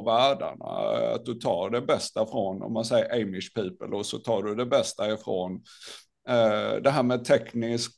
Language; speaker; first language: Swedish; native; Swedish